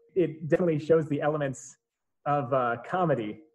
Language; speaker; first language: English; native; English